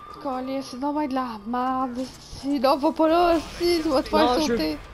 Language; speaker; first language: French; native; French